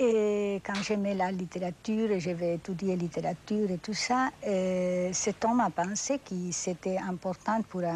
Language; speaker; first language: French; non-native, fluent; Spanish